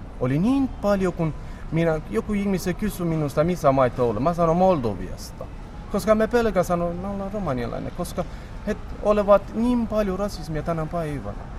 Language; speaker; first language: Finnish; non-native, learner; Romany